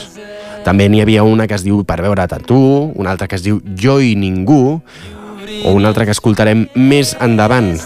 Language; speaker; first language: Catalan; native; Catalan